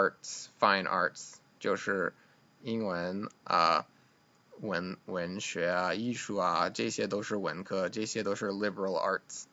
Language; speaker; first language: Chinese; non-native, fluent; English